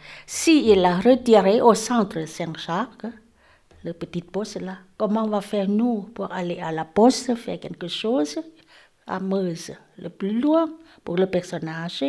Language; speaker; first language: French; non-native, learner; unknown